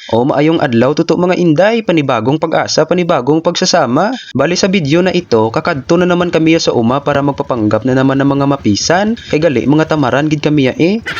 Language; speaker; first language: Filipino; non-native, local second language; Hiligaynon